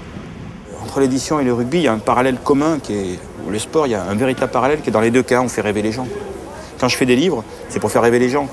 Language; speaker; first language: French; native; French